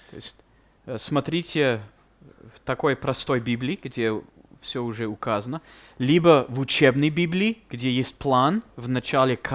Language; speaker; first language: Russian; non-native, fluent; English